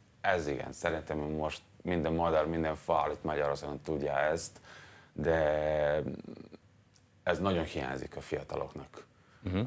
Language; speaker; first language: Hungarian; non-native, learner; Serbian